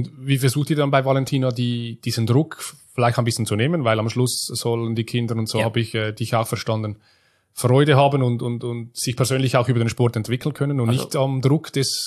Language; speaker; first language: German; native; German